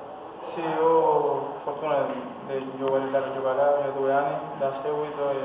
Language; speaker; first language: Italian; non-native, fluent; Spanish